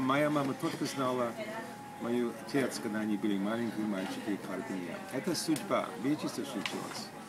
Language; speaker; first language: Russian; early bilingual, heritage; Russian